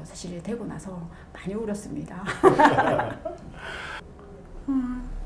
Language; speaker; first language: Korean; native; Korean